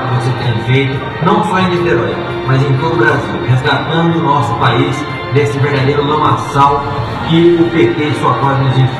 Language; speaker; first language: Portuguese; native; Portuguese